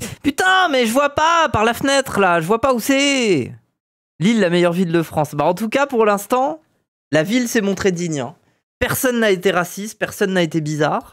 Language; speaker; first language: French; native; French